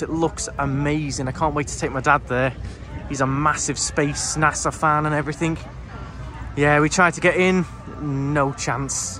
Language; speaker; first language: English; native; English